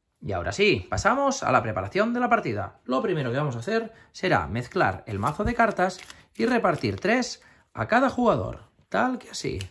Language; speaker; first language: Spanish; native; Spanish